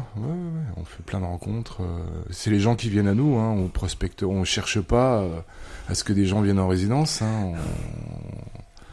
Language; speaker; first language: French; native; French